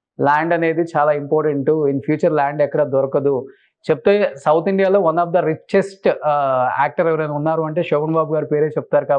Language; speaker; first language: Telugu; native; Telugu